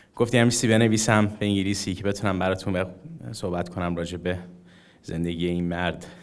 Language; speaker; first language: Persian; early bilingual, other home language; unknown